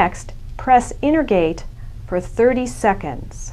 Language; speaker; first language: English; native; English